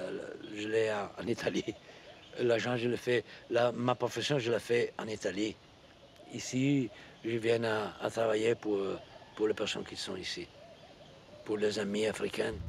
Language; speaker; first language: French; non-native, learner; Italian